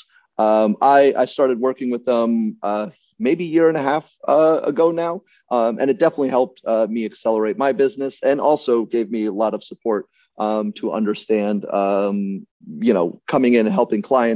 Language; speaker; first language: English; native; English